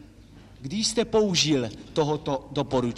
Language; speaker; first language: Czech; native; Czech